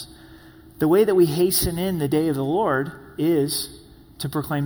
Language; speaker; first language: English; native; English